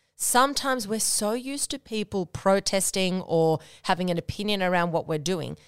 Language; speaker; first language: English; native; English